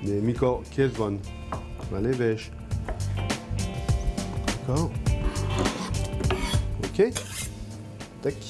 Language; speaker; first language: Hungarian; non-native, learner; French